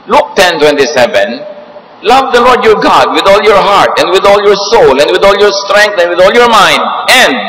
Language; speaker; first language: English; non-native, local second language; Filipino